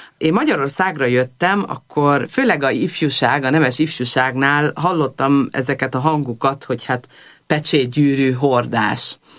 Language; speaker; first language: Hungarian; early bilingual, heritage; Hungarian